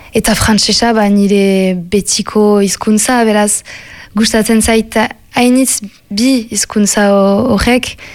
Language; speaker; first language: Basque; non-native, local second language; French